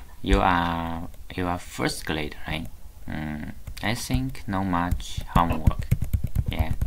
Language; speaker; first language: English; non-native, learner; Chinese